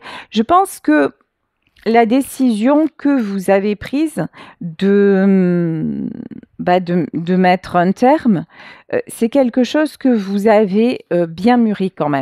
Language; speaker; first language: French; native; French